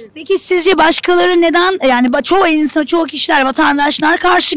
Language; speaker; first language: Turkish; native; Turkish